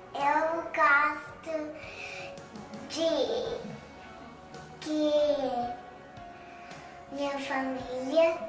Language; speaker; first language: Portuguese; early bilingual, heritage; Portuguese